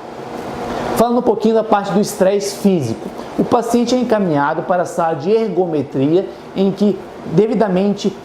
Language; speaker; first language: Portuguese; native; Portuguese